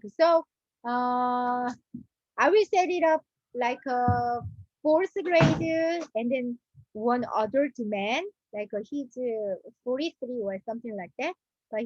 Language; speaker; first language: English; non-native, learner; Korean